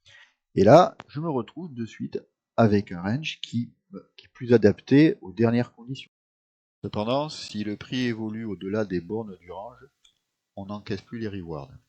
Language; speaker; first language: French; native; French